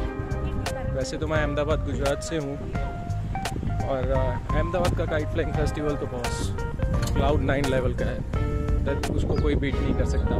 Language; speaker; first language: Hindi; non-native, local second language; Marathi